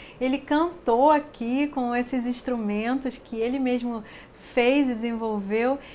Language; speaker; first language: Portuguese; native; Portuguese